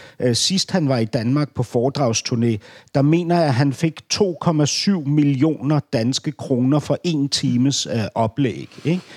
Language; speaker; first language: Danish; native; Danish